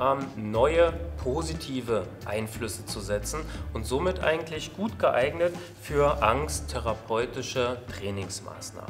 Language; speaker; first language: German; native; German